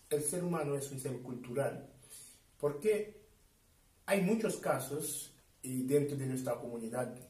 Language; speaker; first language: Spanish; non-native, fluent; Haitian Creole